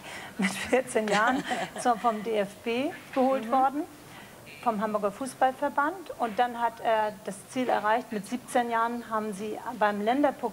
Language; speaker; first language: German; native; German